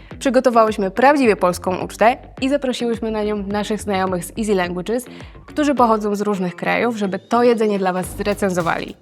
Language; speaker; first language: Polish; native; Polish